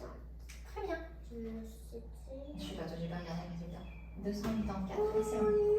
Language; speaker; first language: French; native; French